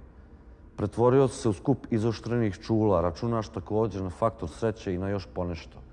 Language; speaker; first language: Croatian; native; Croatian